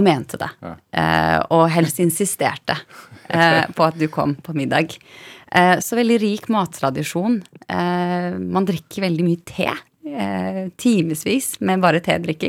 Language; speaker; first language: Norwegian; early bilingual, other home language; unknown